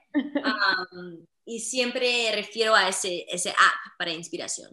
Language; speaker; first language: Spanish; early bilingual, heritage; Spanish